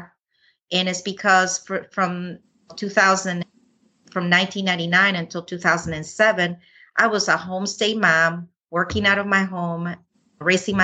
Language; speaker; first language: English; non-native, fluent; Spanish